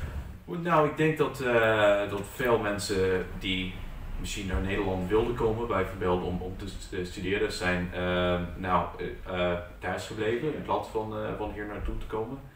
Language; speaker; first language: Dutch; non-native, fluent; English